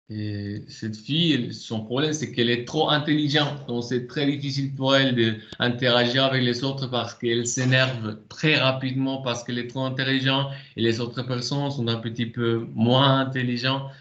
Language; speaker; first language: French; non-native, fluent; Spanish